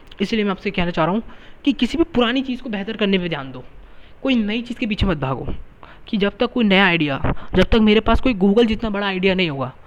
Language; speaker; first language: Hindi; native; Hindi